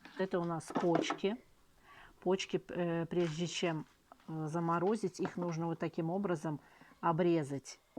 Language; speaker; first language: Russian; native; Russian